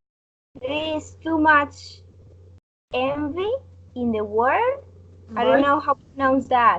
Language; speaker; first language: English; non-native, learner; Spanish